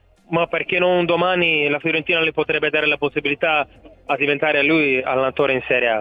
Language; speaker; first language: Italian; non-native, fluent; Bulgarian